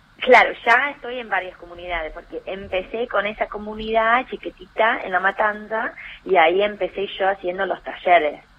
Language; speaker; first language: Spanish; non-native, fluent; English